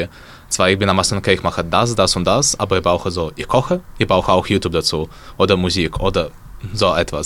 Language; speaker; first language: German; non-native, learner; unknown